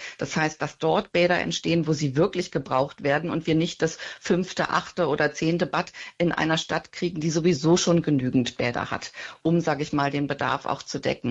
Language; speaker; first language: German; native; German